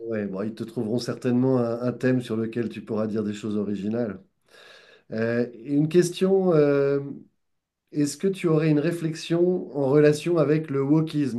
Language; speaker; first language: French; native; French